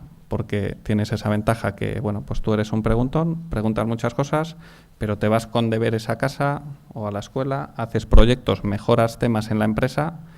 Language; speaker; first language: Spanish; native; Spanish